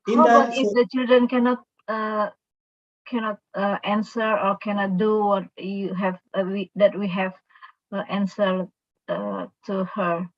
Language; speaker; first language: English; non-native, local second language; Indonesian